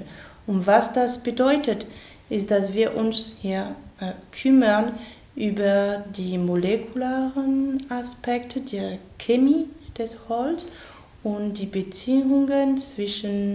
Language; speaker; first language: German; non-native, fluent; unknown